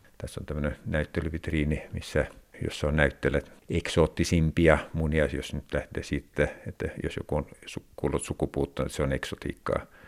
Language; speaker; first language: Finnish; non-native, local second language; Swedish